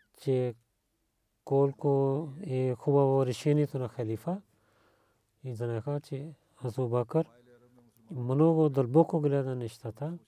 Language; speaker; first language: Bulgarian; non-native, learner; Urdu